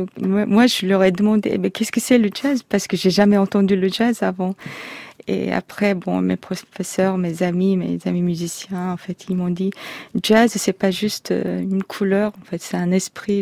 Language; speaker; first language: French; non-native, fluent; Korean